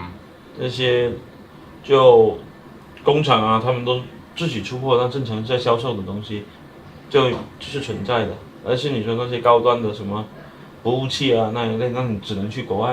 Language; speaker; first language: Chinese; native; Chinese